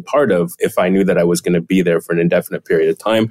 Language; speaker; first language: English; early bilingual, other home language; Chinese